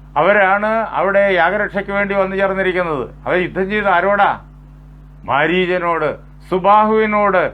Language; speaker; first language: Malayalam; native; Malayalam